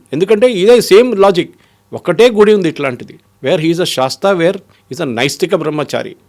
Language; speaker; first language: Telugu; non-native, fluent; Malayalam